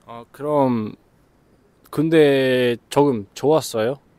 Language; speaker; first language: Korean; non-native, learner; English